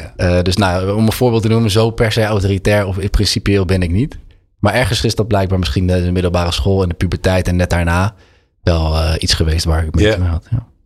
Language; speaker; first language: Dutch; native; Dutch